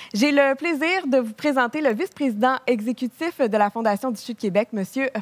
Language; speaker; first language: French; native; French